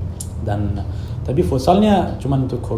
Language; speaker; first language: Indonesian; non-native, fluent; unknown